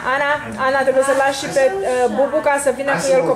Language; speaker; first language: Romanian; native; Romanian